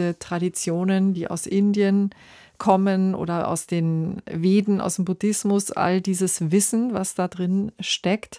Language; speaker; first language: German; native; German